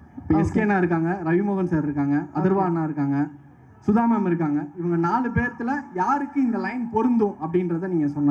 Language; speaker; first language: Tamil; native; Tamil